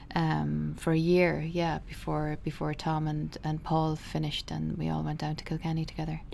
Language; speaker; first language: English; native; English